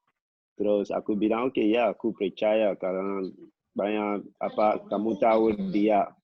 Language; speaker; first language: Indonesian; non-native, local second language; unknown